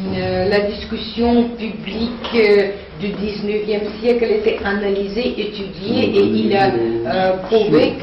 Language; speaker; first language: French; non-native, learner; Russian